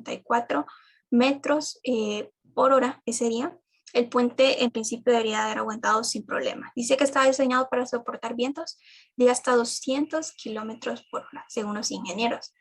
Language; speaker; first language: Spanish; native; Spanish